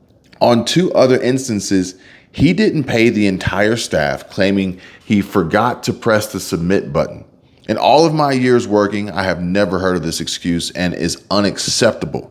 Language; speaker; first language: English; native; English